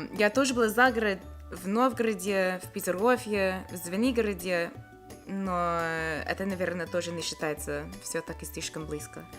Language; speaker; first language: Russian; non-native, learner; English